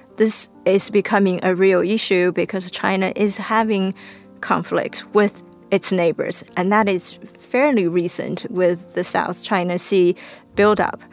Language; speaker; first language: English; non-native, fluent; Chinese